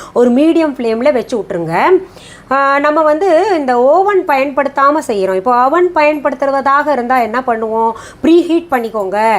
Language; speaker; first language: Tamil; non-native, fluent; Hindi